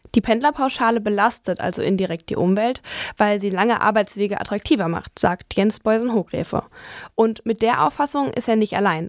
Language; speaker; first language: German; native; German